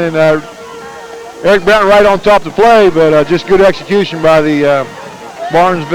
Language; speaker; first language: English; native; English